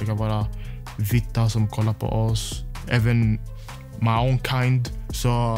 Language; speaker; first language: Swedish; non-native, fluent; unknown